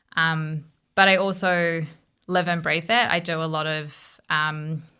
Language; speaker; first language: English; native; English